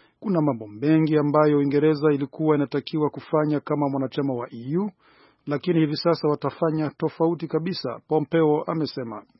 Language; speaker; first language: Swahili; non-native, local second language; Rundi